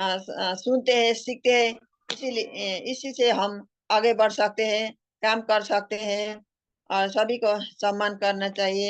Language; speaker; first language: Hindi; non-native, local second language; Nepali